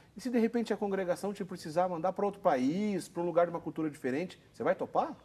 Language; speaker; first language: Portuguese; native; Portuguese